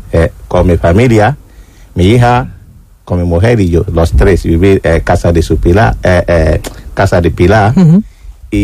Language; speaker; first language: Spanish; non-native, learner; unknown